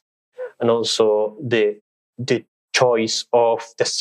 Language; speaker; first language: English; non-native, fluent; Spanish